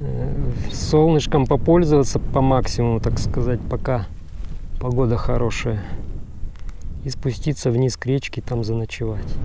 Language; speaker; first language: Russian; native; Russian